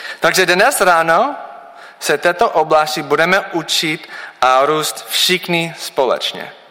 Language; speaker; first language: Czech; non-native, learner; English